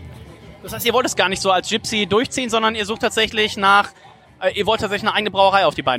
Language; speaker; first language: German; native; German